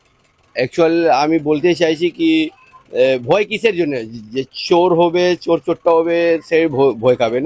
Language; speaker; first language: Bangla; non-native, local second language; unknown